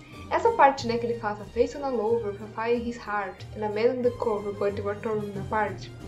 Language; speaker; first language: English; non-native, fluent; Portuguese